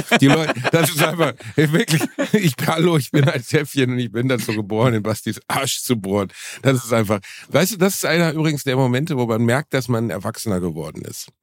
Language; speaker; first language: German; native; German